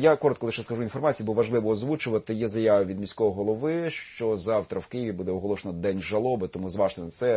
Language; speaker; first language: Ukrainian; native; Ukrainian